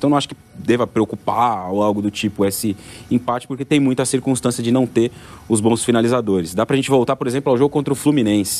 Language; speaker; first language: Portuguese; native; Portuguese